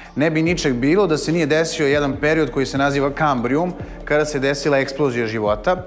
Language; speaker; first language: Serbian; native; Serbian